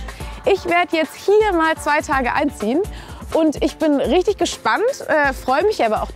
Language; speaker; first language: German; native; German